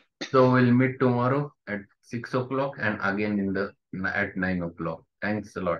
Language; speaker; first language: English; non-native, local second language; Marathi